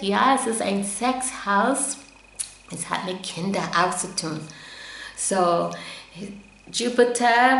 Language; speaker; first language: German; non-native, fluent; English